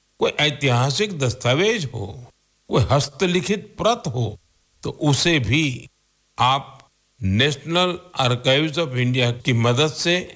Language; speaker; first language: Hindi; non-native, local second language; Gujarati